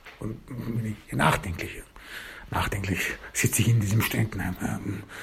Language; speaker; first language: German; early bilingual, other home language; Turkish